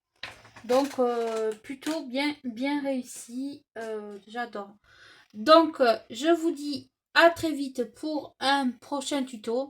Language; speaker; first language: French; native; French